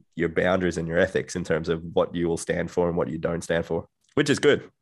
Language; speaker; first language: English; native; English